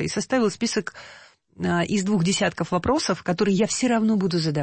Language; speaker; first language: Russian; native; Russian